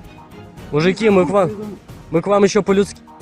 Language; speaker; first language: Russian; native; Russian